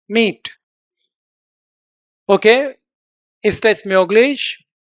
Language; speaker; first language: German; non-native, fluent; Hindi